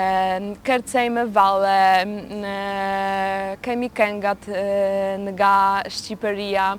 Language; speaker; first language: Albanian; non-native, learner; Polish